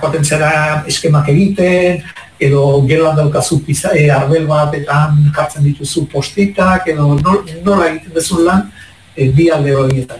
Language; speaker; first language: Basque; non-native, local second language; Spanish